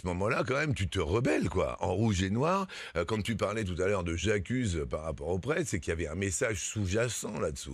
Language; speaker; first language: French; native; French